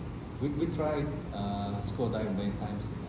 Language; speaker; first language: English; non-native, learner; Korean